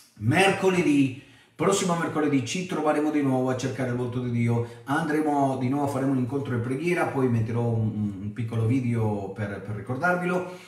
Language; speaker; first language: Italian; non-native, fluent; Spanish